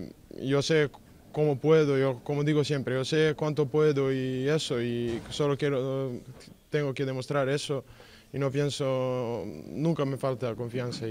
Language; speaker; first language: Spanish; non-native, learner; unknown